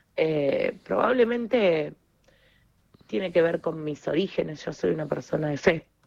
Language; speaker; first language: Spanish; native; Spanish